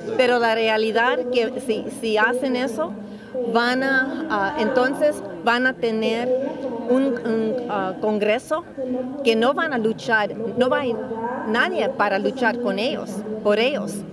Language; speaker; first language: Spanish; early bilingual, heritage; English